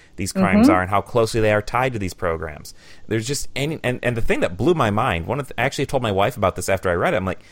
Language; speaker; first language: English; native; English